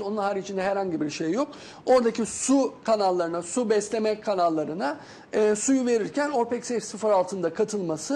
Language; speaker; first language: Turkish; native; Turkish